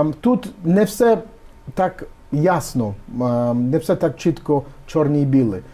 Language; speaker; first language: Ukrainian; early bilingual, heritage; Ukrainian